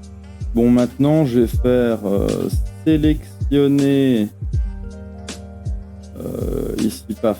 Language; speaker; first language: French; native; French